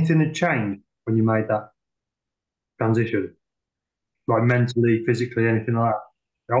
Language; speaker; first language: English; native; English